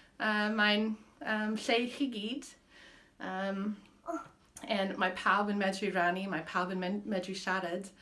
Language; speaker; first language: Welsh; non-native, fluent; English